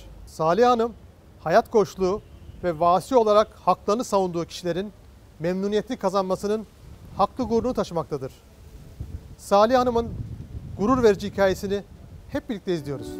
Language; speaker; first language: Turkish; native; Turkish